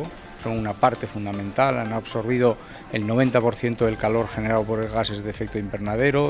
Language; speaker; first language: Spanish; native; Spanish